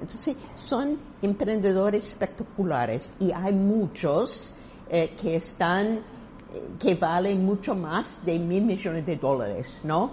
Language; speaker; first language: Spanish; non-native, fluent; English